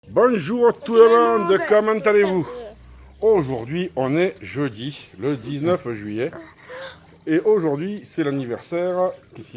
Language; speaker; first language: French; native; French